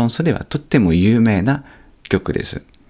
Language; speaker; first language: Japanese; non-native, fluent; French